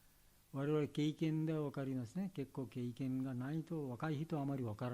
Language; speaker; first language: Japanese; non-native, learner; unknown